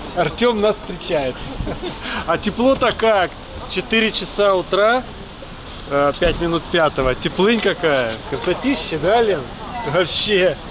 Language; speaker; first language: Russian; native; Russian